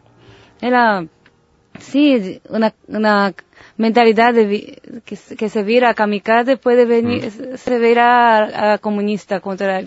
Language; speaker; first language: Spanish; non-native, learner; Japanese